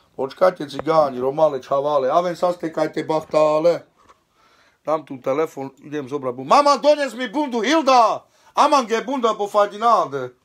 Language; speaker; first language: Slovak; native; Slovak